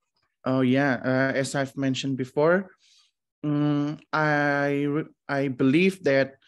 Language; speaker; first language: English; non-native, fluent; Indonesian